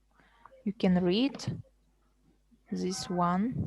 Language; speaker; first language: English; non-native, fluent; Kazakh